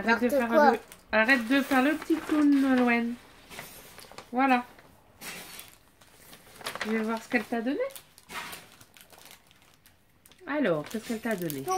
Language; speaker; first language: French; native; French